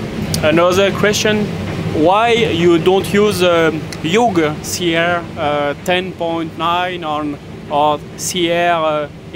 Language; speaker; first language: English; non-native, learner; French